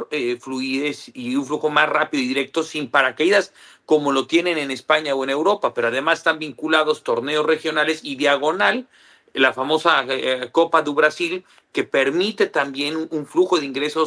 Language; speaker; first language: Spanish; native; Spanish